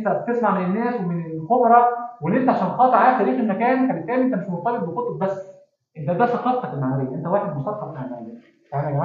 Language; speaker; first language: Arabic; native; Arabic